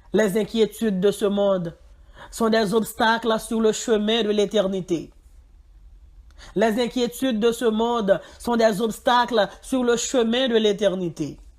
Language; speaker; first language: French; non-native, local second language; Haitian Creole